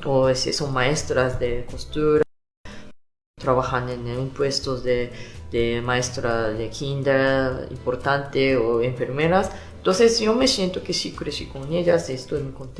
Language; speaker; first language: Spanish; non-native, fluent; Japanese